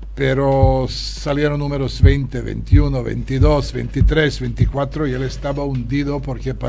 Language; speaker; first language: Spanish; non-native, fluent; Serbian